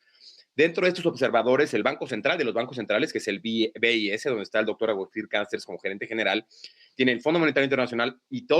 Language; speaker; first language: Spanish; native; Spanish